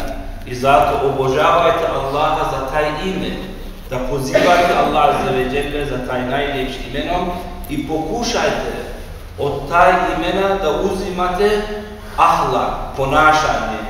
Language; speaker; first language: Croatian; non-native, fluent; Turkish